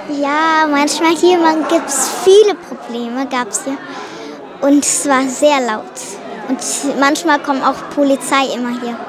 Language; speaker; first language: German; non-native, learner; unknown